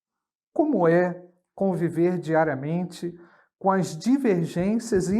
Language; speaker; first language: Portuguese; native; Portuguese